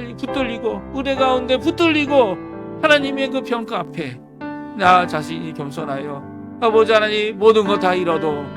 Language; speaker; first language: Korean; native; Korean